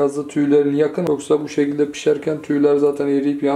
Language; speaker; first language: Turkish; native; Turkish